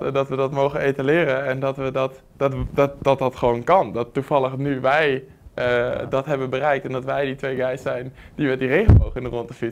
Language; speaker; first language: Dutch; native; Dutch